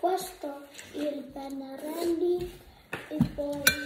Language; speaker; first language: Italian; early bilingual, other home language; Filipino